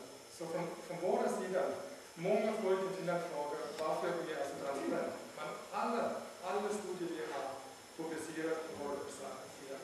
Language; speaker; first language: Swedish; non-native, learner; German